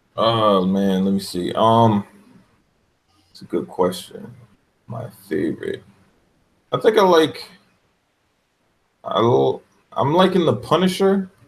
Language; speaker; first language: English; native; English